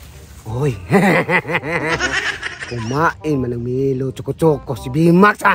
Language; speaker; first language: Filipino; non-native, local second language; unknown